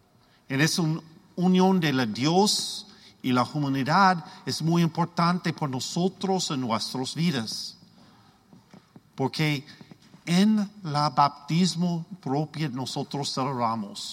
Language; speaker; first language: Spanish; non-native, learner; English